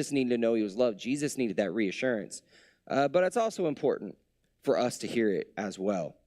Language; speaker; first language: English; native; English